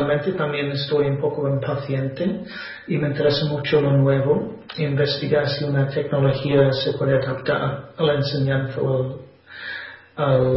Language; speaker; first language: Spanish; non-native, fluent; English